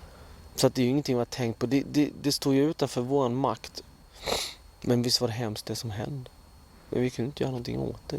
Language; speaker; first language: Swedish; native; Swedish